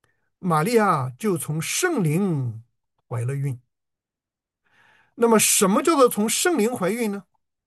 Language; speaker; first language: Chinese; native; Chinese